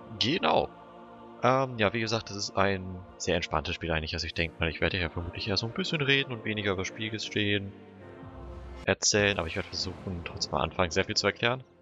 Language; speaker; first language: German; native; German